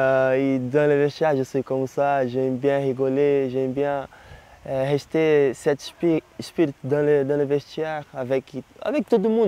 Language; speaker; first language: French; non-native, learner; Portuguese